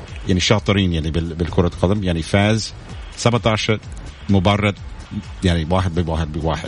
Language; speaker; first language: Arabic; non-native, fluent; English